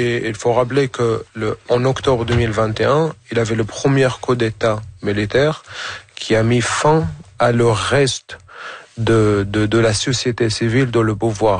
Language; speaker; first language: French; non-native, fluent; Arabic